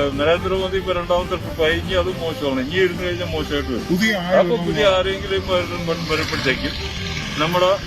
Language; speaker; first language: Malayalam; native; Malayalam